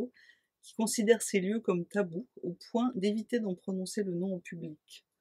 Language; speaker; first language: French; native; French